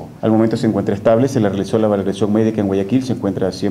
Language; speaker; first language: Spanish; native; Spanish